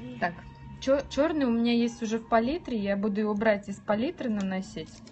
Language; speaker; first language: Russian; native; Russian